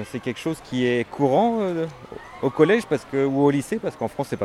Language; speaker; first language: French; native; French